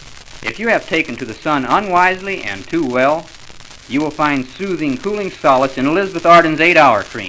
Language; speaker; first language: English; native; English